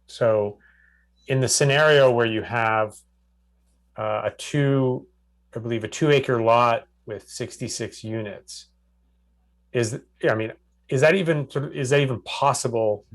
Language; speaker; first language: English; native; English